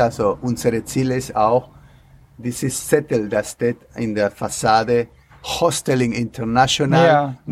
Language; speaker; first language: German; non-native, learner; Spanish